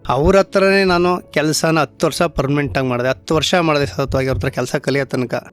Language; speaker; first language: Kannada; native; Kannada